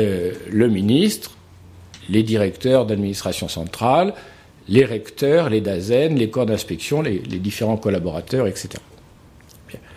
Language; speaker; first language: French; native; French